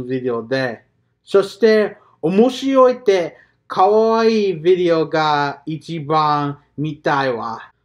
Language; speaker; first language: Japanese; non-native, learner; English